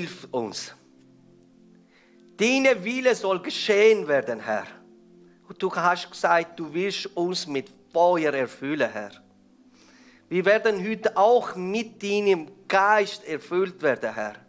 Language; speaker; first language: German; non-native, fluent; Persian